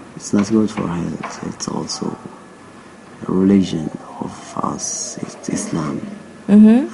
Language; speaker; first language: English; non-native, learner; Arabic